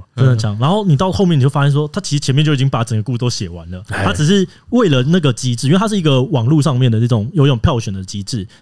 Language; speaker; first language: Chinese; native; Chinese